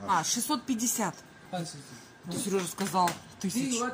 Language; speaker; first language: Russian; native; Russian